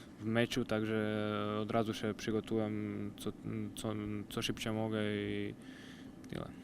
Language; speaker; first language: Polish; non-native, learner; Croatian